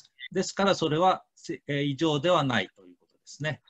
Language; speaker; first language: Japanese; native; Japanese